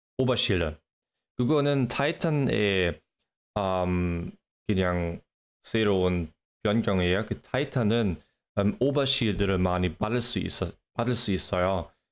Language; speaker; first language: Korean; non-native, fluent; English